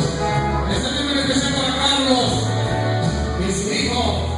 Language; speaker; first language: Spanish; native; Spanish